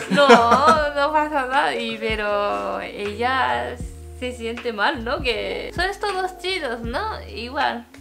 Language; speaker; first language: Spanish; non-native, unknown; Japanese